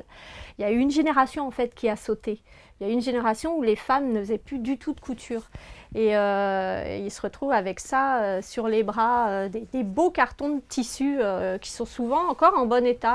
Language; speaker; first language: French; native; French